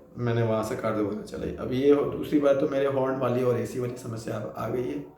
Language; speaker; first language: Hindi; native; Hindi